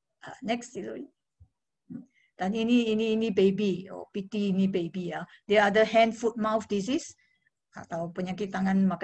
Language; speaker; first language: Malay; non-native, local second language; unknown